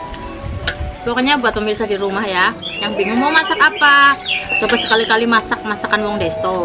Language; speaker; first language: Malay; non-native, local second language; Javanese